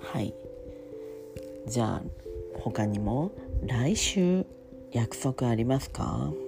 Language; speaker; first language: Japanese; non-native, learner; French